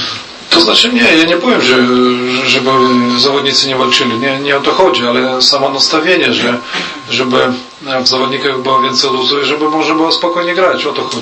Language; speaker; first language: Polish; non-native, fluent; Russian